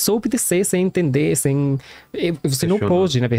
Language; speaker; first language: Portuguese; non-native, learner; Arabic